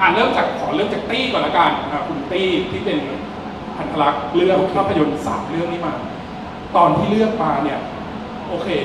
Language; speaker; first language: Thai; native; Thai